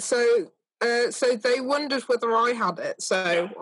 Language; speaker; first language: English; native; English